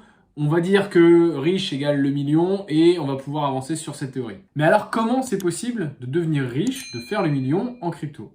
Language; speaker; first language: French; native; French